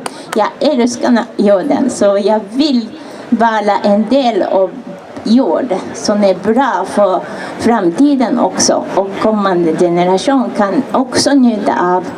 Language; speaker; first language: Swedish; non-native, fluent; Japanese